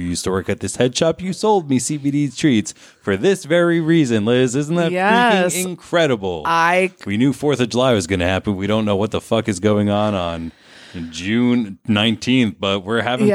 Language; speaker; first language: English; native; English